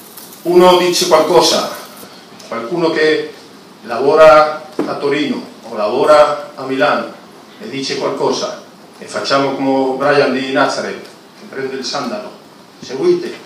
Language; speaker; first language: Italian; non-native, fluent; Spanish